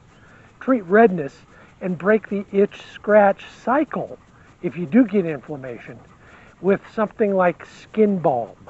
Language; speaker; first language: English; native; English